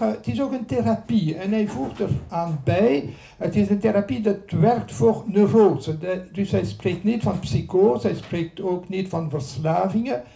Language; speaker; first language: Dutch; non-native, local second language; French